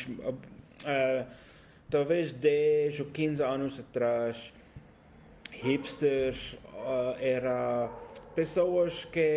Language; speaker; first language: Portuguese; non-native, learner; English